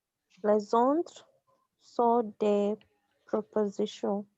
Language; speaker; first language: French; non-native, learner; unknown